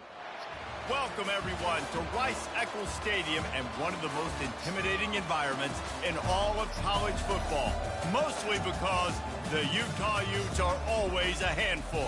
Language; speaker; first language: English; native; English